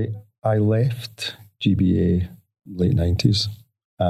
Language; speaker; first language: English; native; English